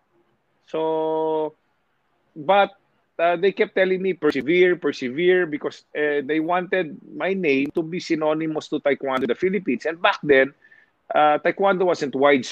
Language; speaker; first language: English; non-native, local second language; Hiligaynon